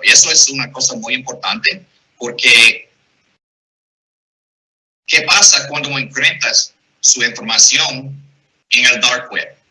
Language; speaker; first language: Spanish; non-native, fluent; English